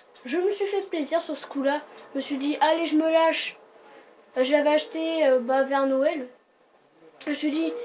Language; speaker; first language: French; native; French